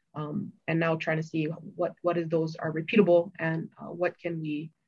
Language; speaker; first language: English; native; English